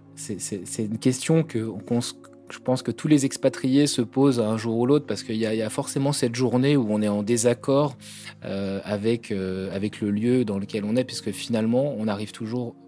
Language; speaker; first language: French; native; French